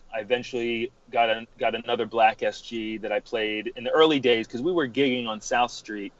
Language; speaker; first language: English; native; English